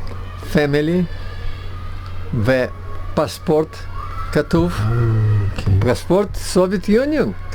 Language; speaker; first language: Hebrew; non-native, learner; Russian